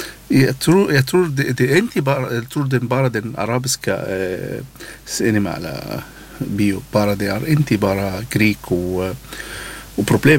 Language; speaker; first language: Swedish; non-native, learner; Arabic